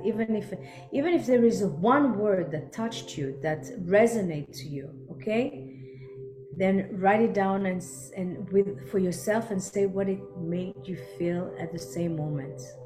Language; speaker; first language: English; non-native, fluent; Hebrew